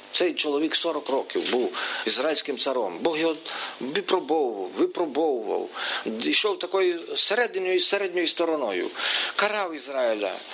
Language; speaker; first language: Ukrainian; native; Ukrainian